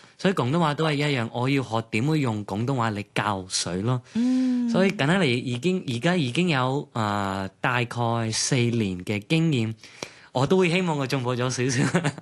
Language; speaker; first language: Cantonese; non-native, fluent; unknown